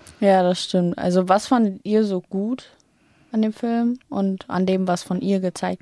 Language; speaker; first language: German; native; German